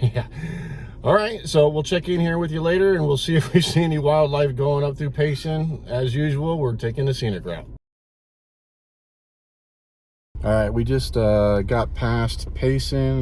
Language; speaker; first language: English; native; English